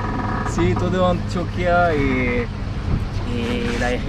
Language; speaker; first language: Spanish; non-native, learner; French